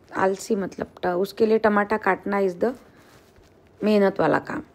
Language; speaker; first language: Hindi; non-native, local second language; Marathi